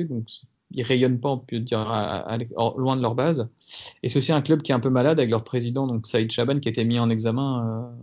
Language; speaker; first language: French; native; French